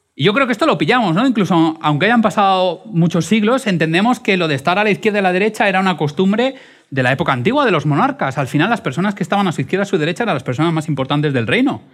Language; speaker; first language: Spanish; native; Spanish